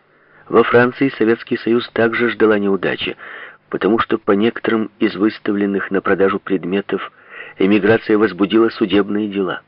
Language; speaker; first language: Russian; native; Russian